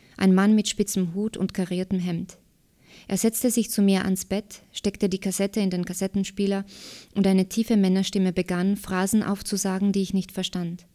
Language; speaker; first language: German; early bilingual, other home language; Slovak